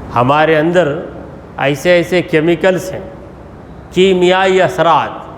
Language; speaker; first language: Urdu; native; Urdu